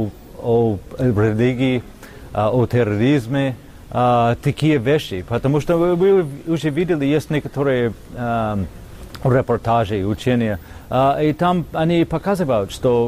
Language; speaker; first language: Russian; non-native, fluent; English